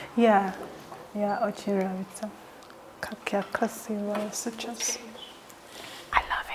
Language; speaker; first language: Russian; non-native, learner; Igbo